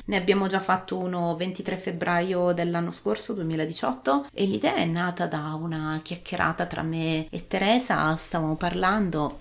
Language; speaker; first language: Italian; native; Italian